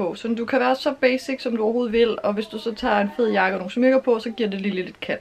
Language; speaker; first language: Danish; native; Danish